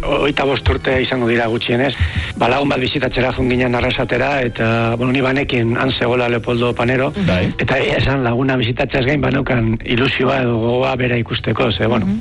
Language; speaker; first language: Basque; native; Basque